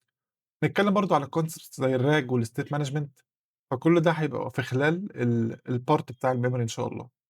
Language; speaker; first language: Arabic; native; Arabic